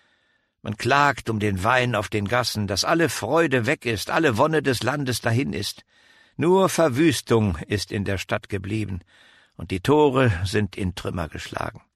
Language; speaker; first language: German; native; German